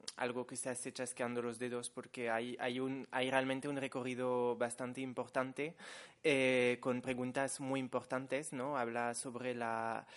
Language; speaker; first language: Spanish; non-native, fluent; French